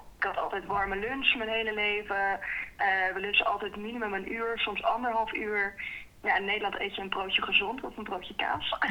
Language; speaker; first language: Dutch; early bilingual, heritage; Dutch